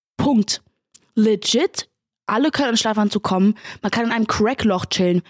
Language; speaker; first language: German; native; German